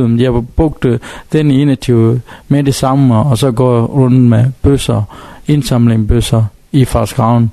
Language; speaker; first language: Danish; non-native, learner; Tamil